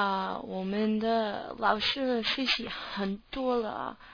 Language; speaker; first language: Chinese; non-native, learner; English